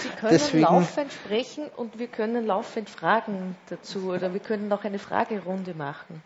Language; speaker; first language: German; native; German